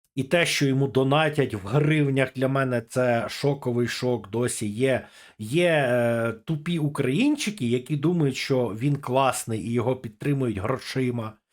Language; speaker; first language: Ukrainian; native; Ukrainian